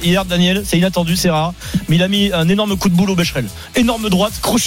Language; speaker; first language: French; native; French